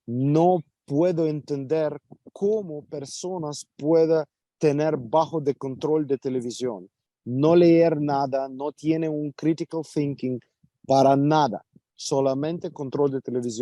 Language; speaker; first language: Spanish; non-native, fluent; Ukrainian